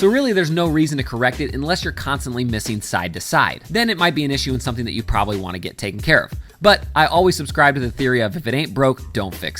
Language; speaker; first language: English; native; English